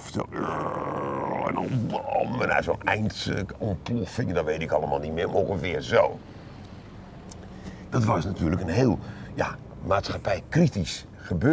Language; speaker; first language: Dutch; native; Dutch